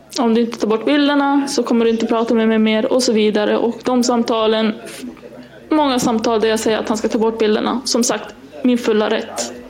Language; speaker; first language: Swedish; early bilingual, other home language; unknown